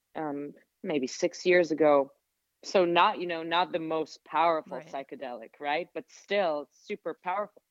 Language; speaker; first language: English; non-native, fluent; Hebrew